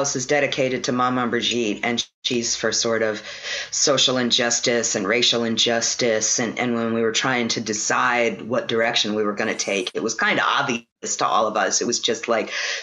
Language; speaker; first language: English; native; English